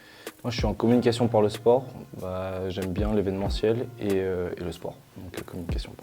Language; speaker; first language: French; native; French